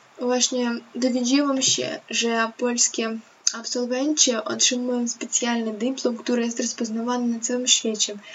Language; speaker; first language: Polish; non-native, learner; Ukrainian